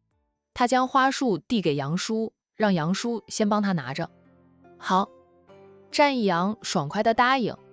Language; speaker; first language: Chinese; native; Chinese